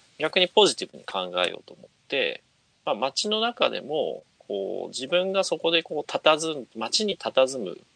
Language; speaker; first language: Japanese; native; Japanese